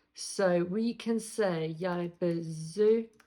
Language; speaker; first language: Danish; non-native, learner; English